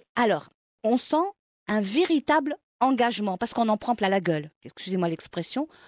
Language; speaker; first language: French; non-native, local second language; Arabic